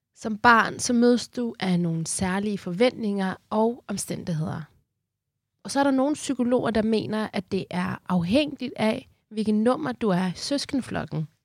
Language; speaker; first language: Danish; early bilingual, other home language; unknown